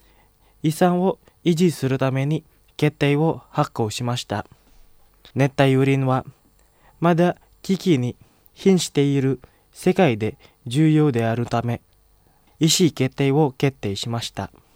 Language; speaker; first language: Japanese; non-native, fluent; Indonesian